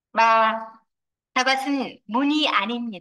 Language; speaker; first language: Korean; non-native, learner; Vietnamese